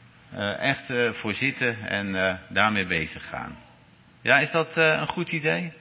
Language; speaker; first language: Dutch; native; Dutch